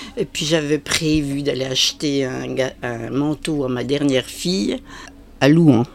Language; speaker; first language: French; native; French